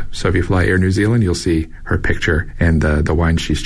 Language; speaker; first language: English; native; English